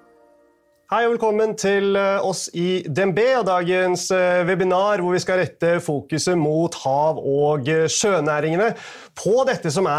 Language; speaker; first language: Norwegian; native; Norwegian